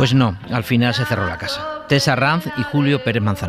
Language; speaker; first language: Spanish; native; Spanish